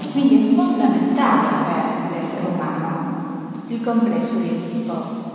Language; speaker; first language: Italian; non-native, fluent; Spanish